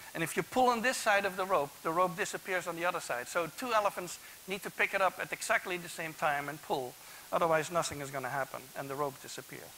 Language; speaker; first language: English; non-native, fluent; Dutch